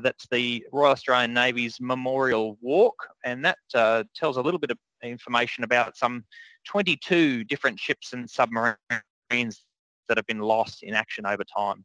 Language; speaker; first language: English; native; English